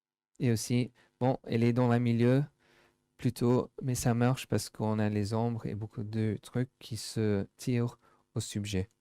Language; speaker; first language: French; non-native, fluent; English